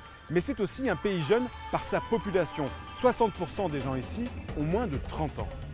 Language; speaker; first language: French; native; French